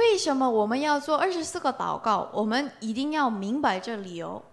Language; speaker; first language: Chinese; non-native, learner; Korean